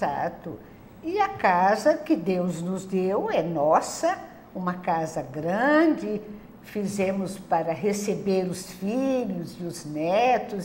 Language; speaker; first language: Portuguese; non-native, local second language; German